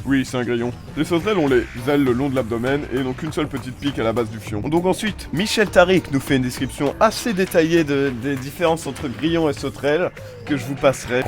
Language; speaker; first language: French; native; French